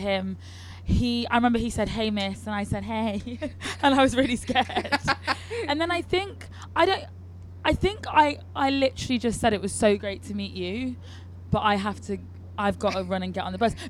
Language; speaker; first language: English; native; English